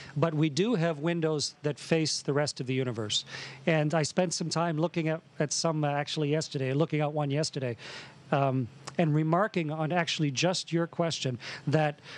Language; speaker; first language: English; native; English